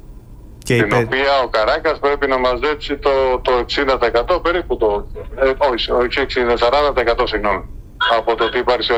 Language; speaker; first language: Greek; early bilingual, heritage; Spanish